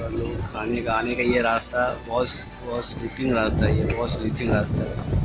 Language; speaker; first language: Hindi; native; Hindi